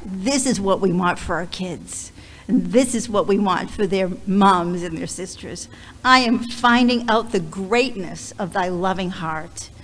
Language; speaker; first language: English; native; English